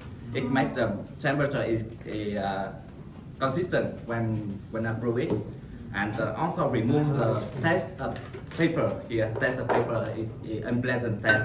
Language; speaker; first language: English; non-native, learner; Vietnamese